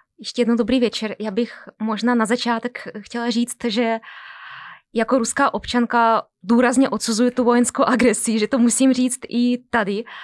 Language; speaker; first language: Czech; non-native, fluent; Russian